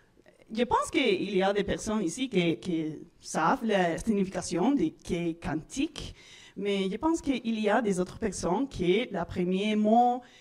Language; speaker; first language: French; non-native, learner; Spanish